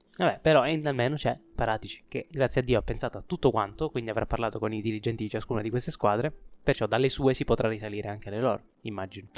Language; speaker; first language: Italian; native; Italian